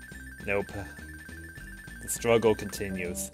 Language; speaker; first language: English; native; English